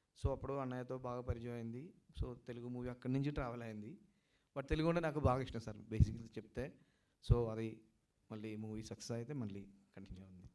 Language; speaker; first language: Telugu; non-native, learner; Malayalam